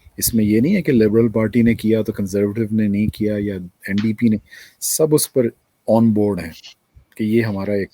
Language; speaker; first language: Urdu; native; Urdu